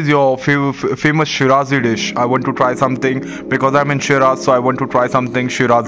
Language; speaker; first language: English; non-native, local second language; Hindi